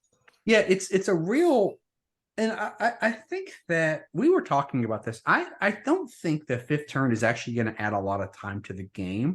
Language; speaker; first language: English; native; English